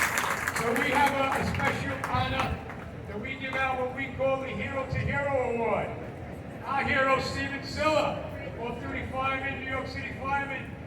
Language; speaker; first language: English; native; English